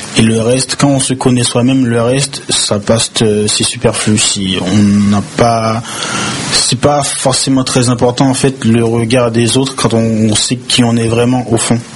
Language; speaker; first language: French; early bilingual, other home language; Haitian Creole